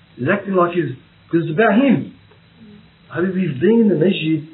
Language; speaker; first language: English; native; English